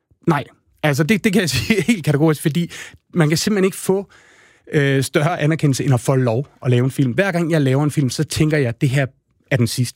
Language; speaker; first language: Danish; native; Danish